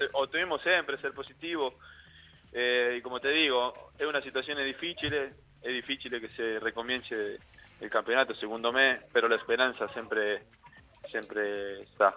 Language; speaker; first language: Italian; non-native, learner; Spanish